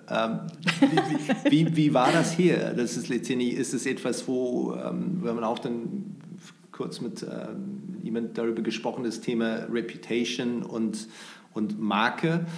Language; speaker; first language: German; non-native, fluent; English